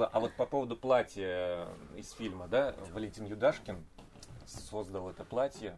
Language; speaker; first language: Russian; native; Russian